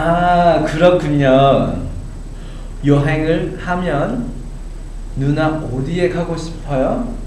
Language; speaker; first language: Korean; non-native, learner; English